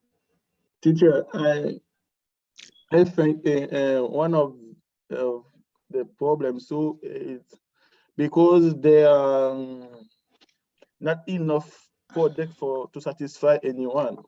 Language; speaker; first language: English; non-native, learner; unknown